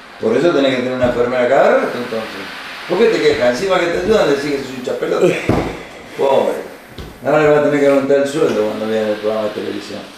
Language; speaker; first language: Spanish; native; Spanish